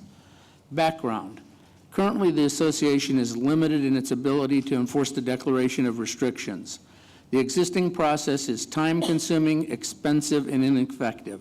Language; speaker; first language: English; native; English